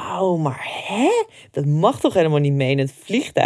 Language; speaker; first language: Dutch; native; Dutch